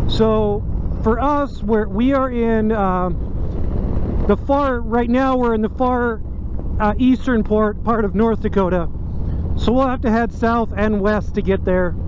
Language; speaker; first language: English; native; English